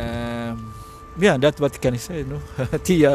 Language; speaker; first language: Dutch; non-native, fluent; Indonesian